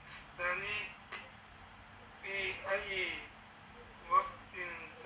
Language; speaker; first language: Arabic; non-native, learner; Indonesian